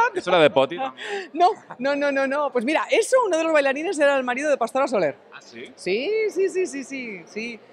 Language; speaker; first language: Spanish; native; Spanish